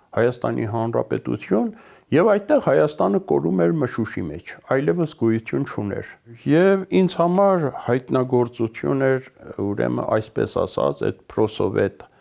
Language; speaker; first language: Armenian; early bilingual, heritage; Armenian